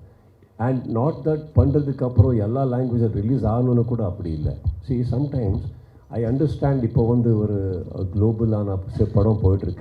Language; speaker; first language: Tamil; non-native, local second language; Kannada